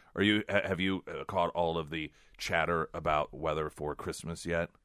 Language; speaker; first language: English; native; English